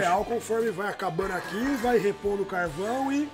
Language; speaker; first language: Portuguese; native; Portuguese